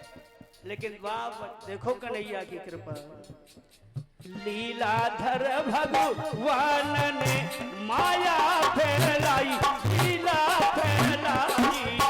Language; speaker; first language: Hindi; native; Hindi